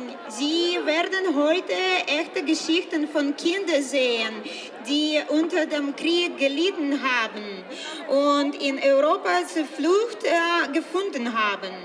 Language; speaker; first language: German; non-native, fluent; Ukrainian